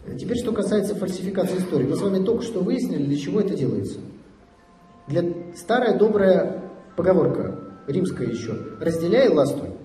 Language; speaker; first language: Russian; native; Russian